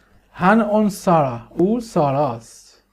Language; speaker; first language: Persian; native; Persian